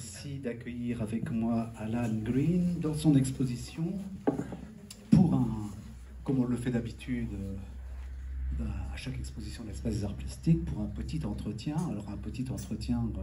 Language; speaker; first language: French; native; French